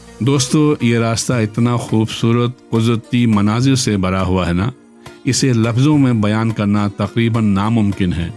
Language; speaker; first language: Urdu; non-native, local second language; Balti